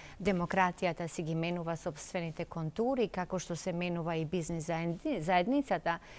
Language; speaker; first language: Macedonian; non-native, local second language; Albanian